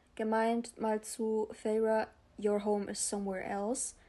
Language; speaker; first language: German; native; German